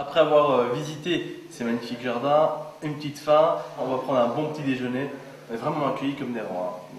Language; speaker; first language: French; native; French